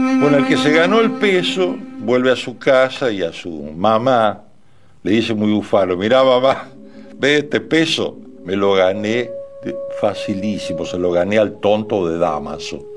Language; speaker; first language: Spanish; native; Spanish